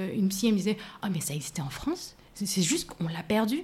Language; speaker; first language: French; native; French